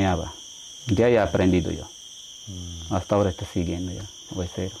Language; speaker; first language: Spanish; non-native, local second language; Shipibo-Conibo